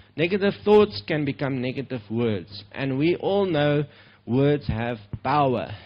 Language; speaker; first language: English; non-native, local second language; Afrikaans